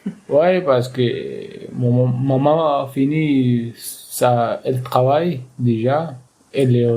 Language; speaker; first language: French; non-native, learner; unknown